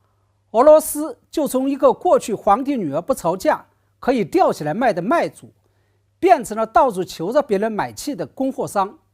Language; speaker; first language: Chinese; native; Chinese